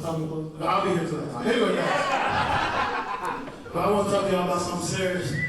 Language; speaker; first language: English; native; English